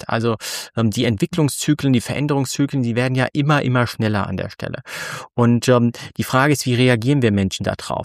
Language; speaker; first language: German; native; German